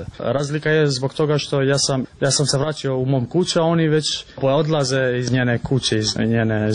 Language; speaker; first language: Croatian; non-native, local second language; Albanian